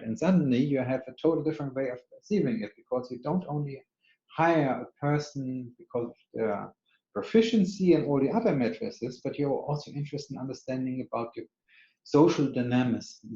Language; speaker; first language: English; non-native, fluent; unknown